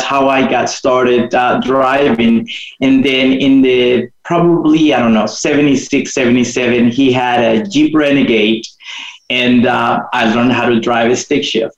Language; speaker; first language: English; non-native, fluent; Spanish